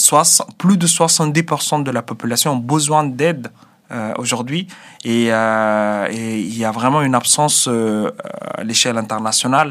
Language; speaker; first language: French; non-native, fluent; Arabic